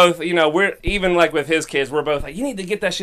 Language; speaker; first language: English; native; English